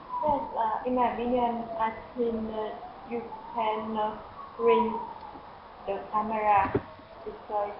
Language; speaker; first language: English; non-native, learner; Vietnamese